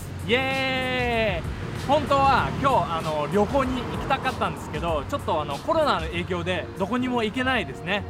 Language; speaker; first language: Japanese; non-native, fluent; Vietnamese